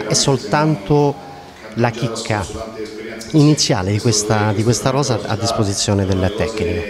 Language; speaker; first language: Italian; native; Italian